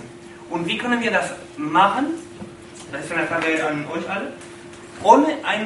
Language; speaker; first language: German; non-native, learner; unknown